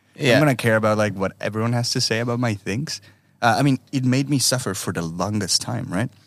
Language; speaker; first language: English; non-native, fluent; Spanish